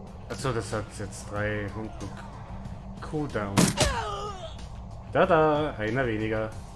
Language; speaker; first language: German; native; German